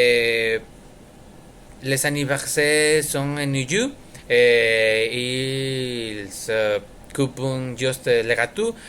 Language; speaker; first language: French; non-native, learner; Spanish